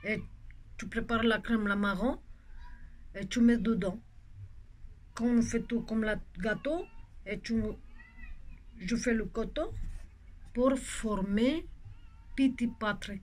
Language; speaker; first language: French; non-native, local second language; Romanian